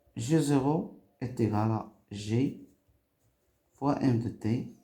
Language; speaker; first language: French; non-native, local second language; Arabic